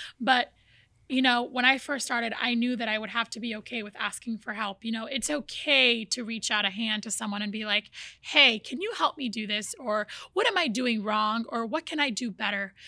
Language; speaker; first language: English; early bilingual, other home language; Portuguese